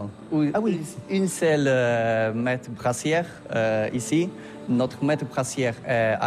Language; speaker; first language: French; non-native, learner; Polish